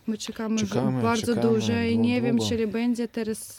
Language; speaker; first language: Polish; non-native, fluent; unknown